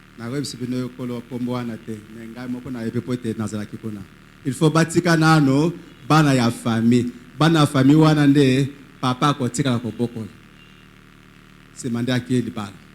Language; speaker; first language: Lingala; native; Lingala